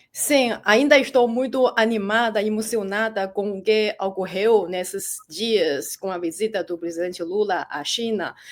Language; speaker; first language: Portuguese; non-native, fluent; Chinese